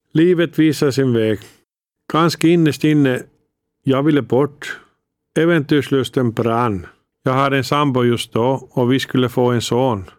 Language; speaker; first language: Swedish; non-native, fluent; Finnish